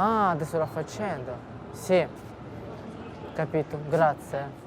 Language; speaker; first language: Italian; non-native, learner; Russian